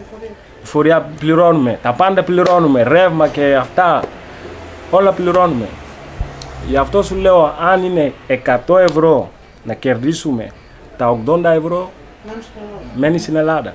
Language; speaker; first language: Greek; non-native, learner; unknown